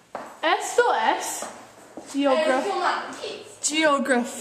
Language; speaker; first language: Spanish; non-native, learner; English